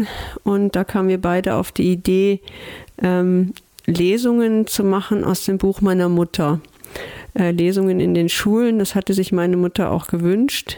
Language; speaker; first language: German; native; German